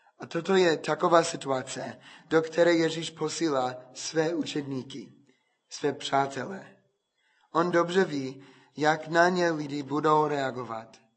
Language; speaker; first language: Czech; non-native, fluent; English